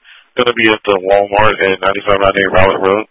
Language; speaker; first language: English; native; English